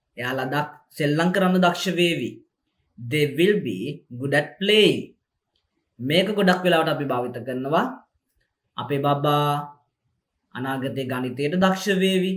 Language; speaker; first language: Sinhala; native; Sinhala